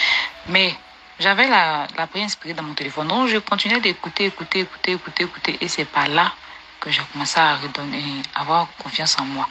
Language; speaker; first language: French; native; French